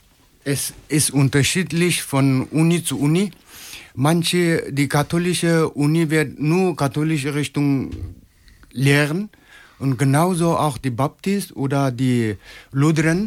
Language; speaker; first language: German; non-native, learner; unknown